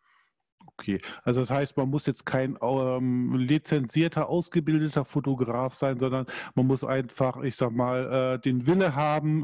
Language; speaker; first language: German; native; German